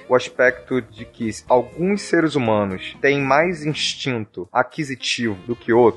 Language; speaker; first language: Portuguese; native; Portuguese